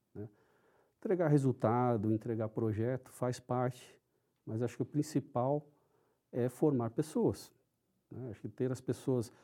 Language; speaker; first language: Portuguese; non-native, local second language; Japanese